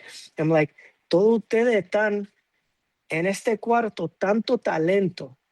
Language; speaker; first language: Spanish; non-native, fluent; English